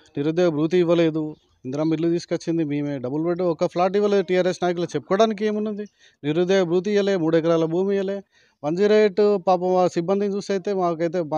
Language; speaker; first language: Telugu; native; Telugu